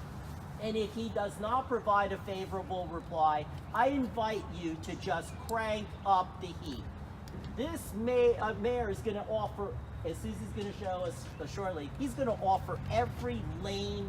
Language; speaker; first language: English; native; English